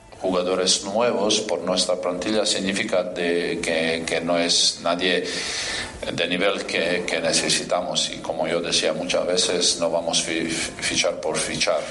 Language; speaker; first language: Spanish; non-native, fluent; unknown